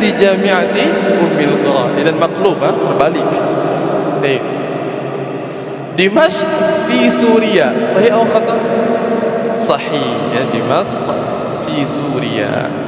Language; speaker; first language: Arabic; non-native, fluent; Indonesian